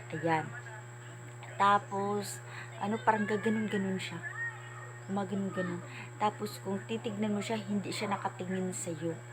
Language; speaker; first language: Filipino; native; Filipino